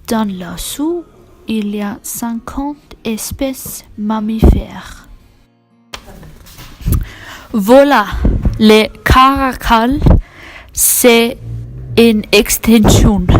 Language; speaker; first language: French; non-native, learner; Icelandic